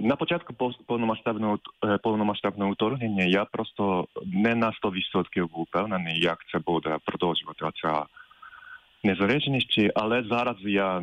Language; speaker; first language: Ukrainian; non-native, fluent; Japanese